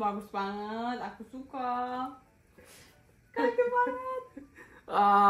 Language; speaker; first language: Indonesian; non-native, learner; Turkish